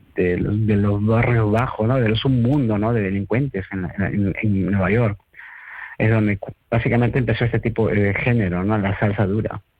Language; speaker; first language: Spanish; native; Spanish